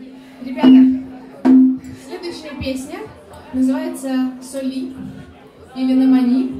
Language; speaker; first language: Russian; native; Russian